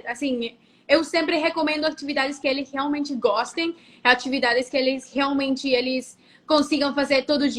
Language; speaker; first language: Portuguese; non-native, fluent; Spanish